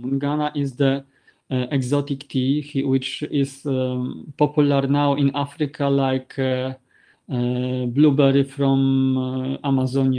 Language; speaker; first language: English; non-native, learner; Polish